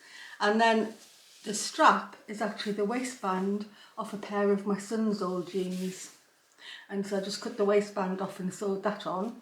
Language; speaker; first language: English; native; English